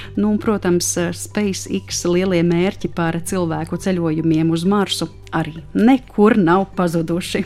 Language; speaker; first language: Latvian; native; Latvian